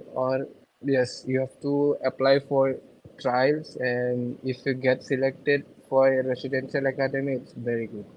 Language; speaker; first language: Hindi; non-native, local second language; Assamese